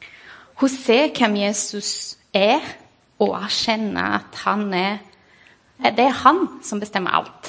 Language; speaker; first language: Norwegian; non-native, fluent; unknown